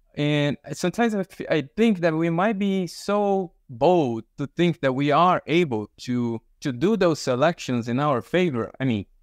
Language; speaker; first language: English; early bilingual, other home language; Portuguese